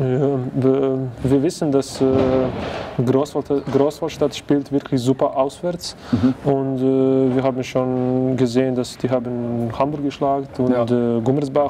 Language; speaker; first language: German; non-native, fluent; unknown